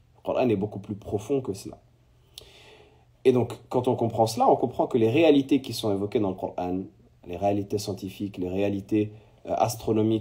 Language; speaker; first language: French; native; French